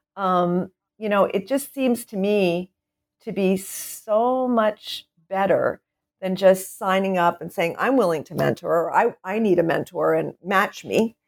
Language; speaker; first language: English; native; English